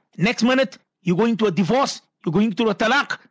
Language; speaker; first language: English; native; English